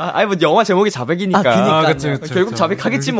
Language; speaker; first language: Korean; native; Korean